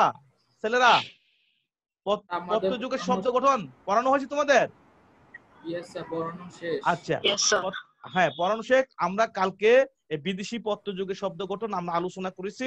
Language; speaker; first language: Bangla; native; Bangla